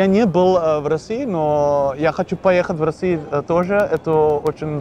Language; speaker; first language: Russian; non-native, learner; Dutch